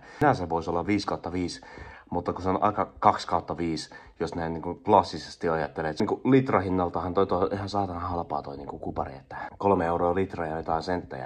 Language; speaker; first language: Finnish; native; Finnish